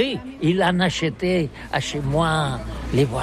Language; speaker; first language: French; non-native, learner; Catalan